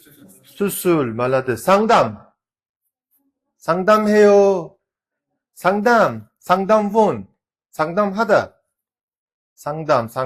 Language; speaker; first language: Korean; non-native, fluent; Uzbek